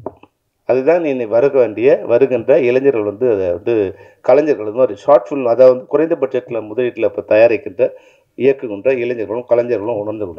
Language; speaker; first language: Tamil; native; Tamil